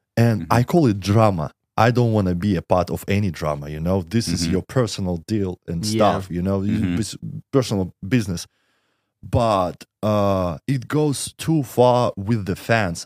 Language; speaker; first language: English; non-native, learner; Russian